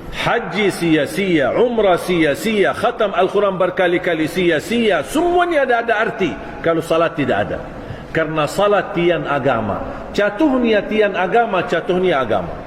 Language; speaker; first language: Malay; non-native, fluent; Arabic